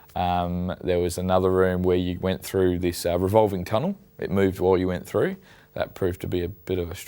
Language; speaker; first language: English; native; English